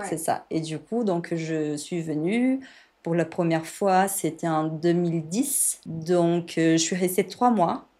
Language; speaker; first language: French; non-native, fluent; Portuguese